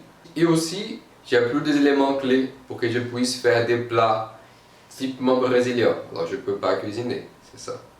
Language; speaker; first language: French; non-native, fluent; Portuguese